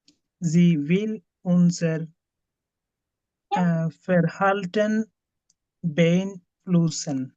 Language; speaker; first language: German; non-native, learner; Bangla